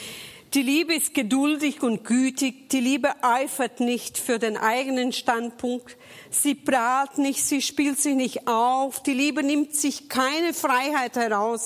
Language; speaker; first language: German; non-native, fluent; Portuguese